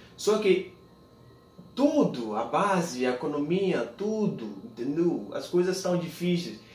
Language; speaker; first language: Portuguese; non-native, fluent; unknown